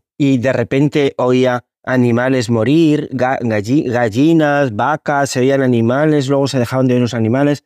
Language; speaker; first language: Spanish; native; Spanish